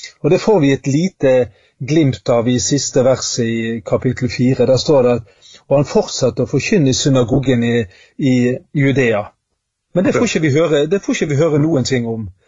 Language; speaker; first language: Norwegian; native; Norwegian